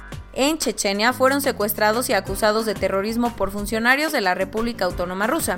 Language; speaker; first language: Spanish; native; Spanish